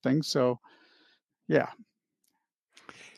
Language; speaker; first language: English; native; English